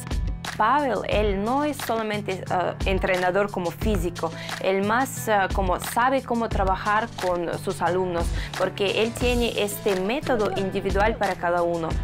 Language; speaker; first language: Spanish; non-native, fluent; Russian